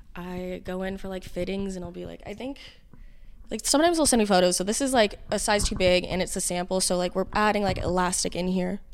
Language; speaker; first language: English; native; English